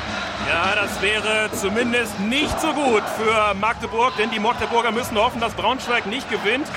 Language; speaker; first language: German; native; German